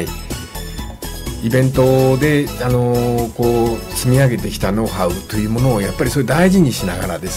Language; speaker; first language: Japanese; native; Japanese